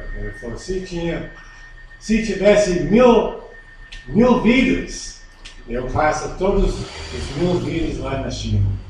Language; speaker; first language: Portuguese; non-native, fluent; English